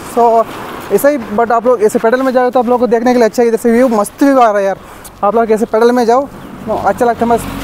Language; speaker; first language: Hindi; non-native, local second language; Kannada